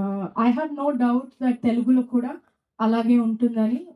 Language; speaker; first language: Telugu; non-native, fluent; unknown